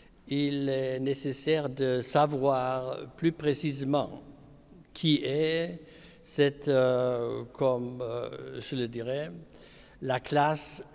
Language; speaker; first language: French; non-native, fluent; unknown